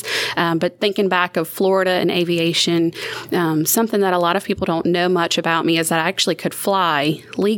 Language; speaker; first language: English; native; English